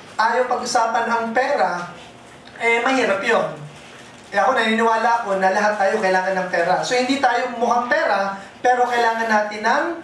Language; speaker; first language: Filipino; non-native, local second language; Bikol